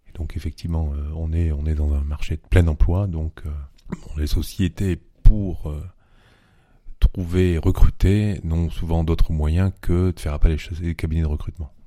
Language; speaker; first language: French; native; French